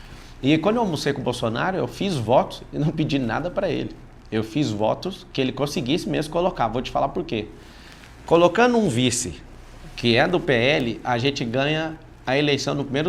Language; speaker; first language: Portuguese; native; Portuguese